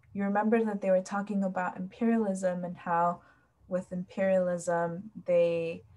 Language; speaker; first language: English; early bilingual, other home language; Spanish